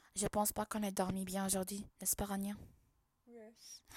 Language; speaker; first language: French; non-native, local second language; Arabic